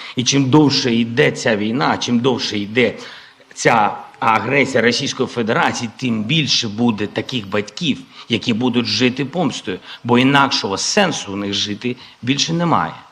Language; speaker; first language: Ukrainian; non-native, local second language; Russian